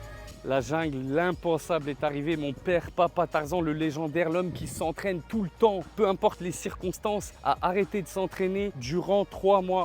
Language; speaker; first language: French; native; French